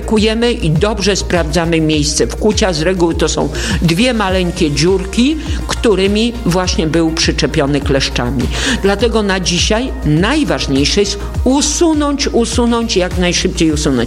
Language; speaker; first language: Polish; native; Polish